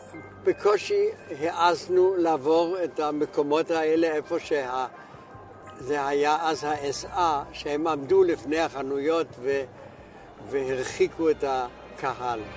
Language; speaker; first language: Hebrew; non-native, fluent; German